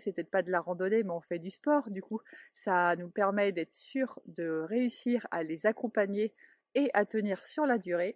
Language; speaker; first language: French; native; French